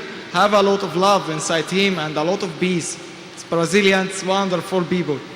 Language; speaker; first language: English; non-native, fluent; Arabic